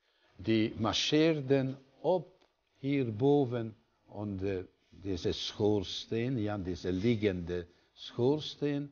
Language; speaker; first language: Dutch; non-native, fluent; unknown